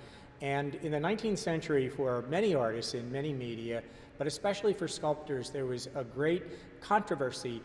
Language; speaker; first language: English; native; English